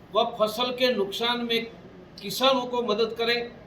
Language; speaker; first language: Hindi; non-native, local second language; Gujarati